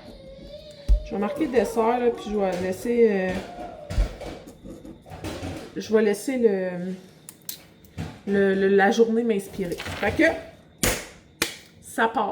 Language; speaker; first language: French; native; French